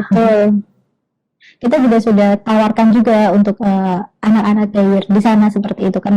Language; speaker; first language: Indonesian; native; Indonesian